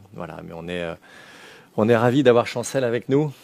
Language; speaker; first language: French; native; French